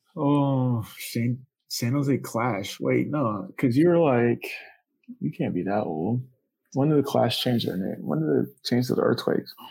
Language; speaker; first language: English; native; English